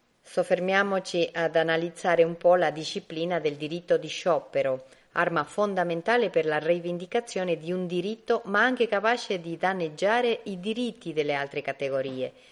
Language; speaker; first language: Italian; non-native, fluent; Spanish